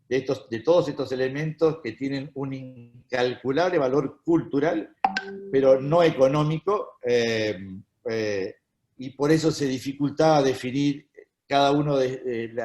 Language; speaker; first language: Spanish; native; Spanish